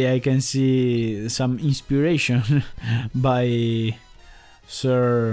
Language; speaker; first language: English; non-native, fluent; Italian